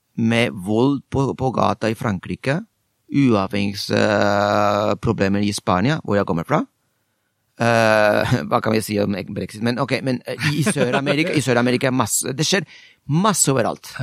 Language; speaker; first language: Norwegian; non-native, fluent; Spanish